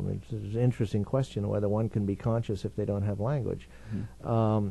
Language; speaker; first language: English; native; English